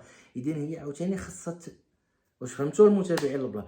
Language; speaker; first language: Arabic; native; Arabic